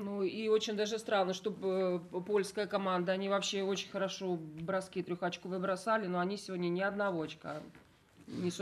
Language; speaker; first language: Russian; native; Russian